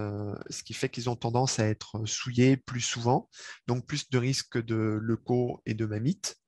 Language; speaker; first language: French; native; French